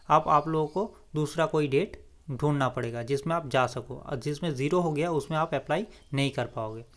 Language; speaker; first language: Hindi; non-native, local second language; Bangla